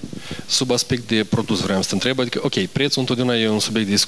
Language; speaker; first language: Romanian; native; Romanian